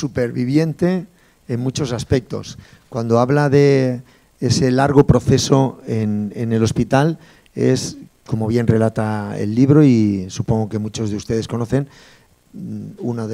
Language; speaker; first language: Spanish; native; Spanish